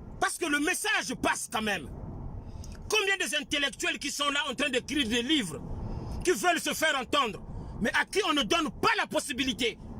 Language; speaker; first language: French; non-native, local second language; Lingala